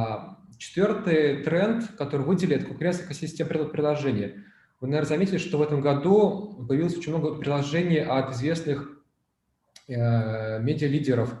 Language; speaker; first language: Russian; native; Russian